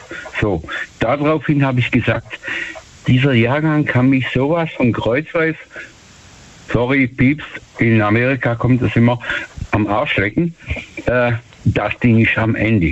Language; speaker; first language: German; native; German